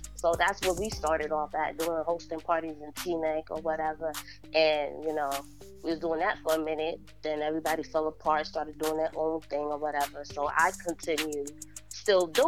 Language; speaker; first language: English; native; English